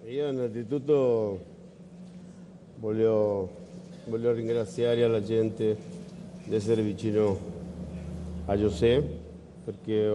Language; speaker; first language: Italian; non-native, fluent; Spanish